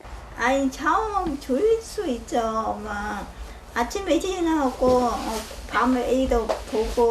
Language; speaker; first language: Korean; non-native, learner; Khmer